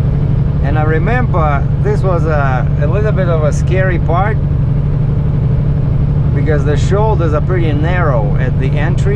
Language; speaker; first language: English; non-native, fluent; Russian